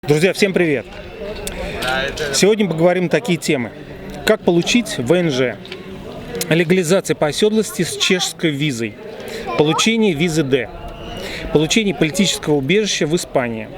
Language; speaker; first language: Russian; native; Russian